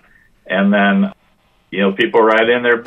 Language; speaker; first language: English; native; English